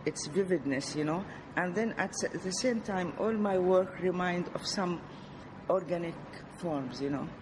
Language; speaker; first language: English; non-native, fluent; Arabic